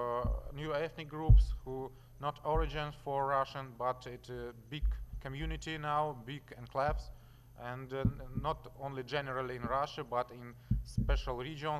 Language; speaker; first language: English; non-native, learner; Russian